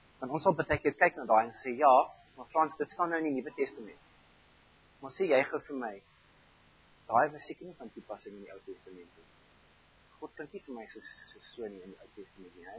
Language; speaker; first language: Afrikaans; non-native, fluent; German